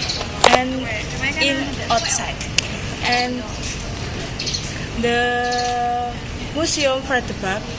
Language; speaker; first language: English; non-native, learner; Indonesian